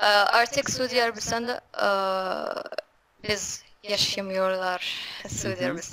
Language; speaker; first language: Turkish; non-native, learner; Arabic